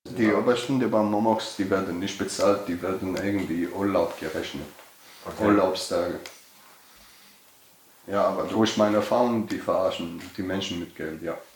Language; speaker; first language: German; non-native, learner; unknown